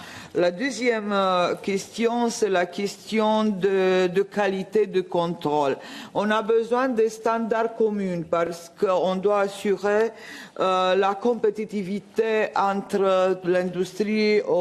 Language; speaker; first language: French; non-native, fluent; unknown